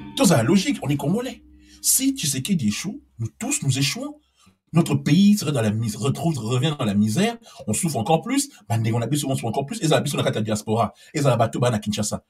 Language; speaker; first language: French; non-native, local second language; Lingala